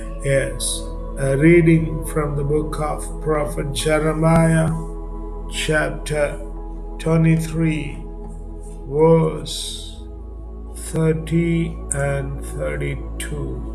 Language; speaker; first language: English; non-native, local second language; Tamil